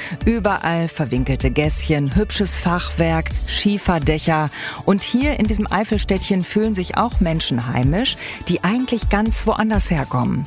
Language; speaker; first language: German; native; German